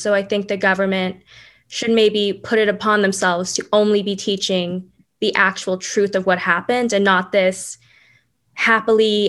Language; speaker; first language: English; native; English